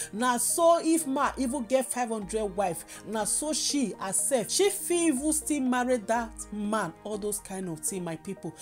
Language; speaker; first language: Nigerian Pidgin; native; Nigerian Pidgin